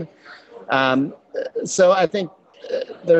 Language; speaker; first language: English; native; English